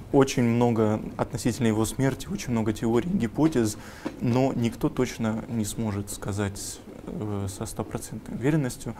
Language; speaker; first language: Russian; native; Russian